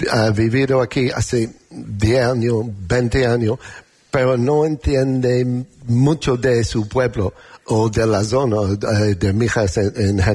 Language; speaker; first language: Spanish; non-native, learner; English